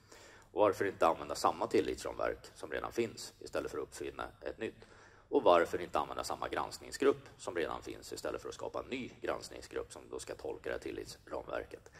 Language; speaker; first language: Swedish; native; Swedish